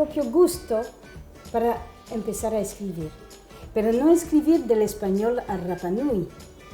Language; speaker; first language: Spanish; non-native, fluent; French